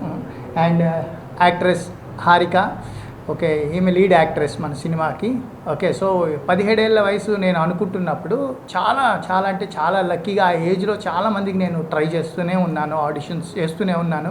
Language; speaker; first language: Telugu; native; Telugu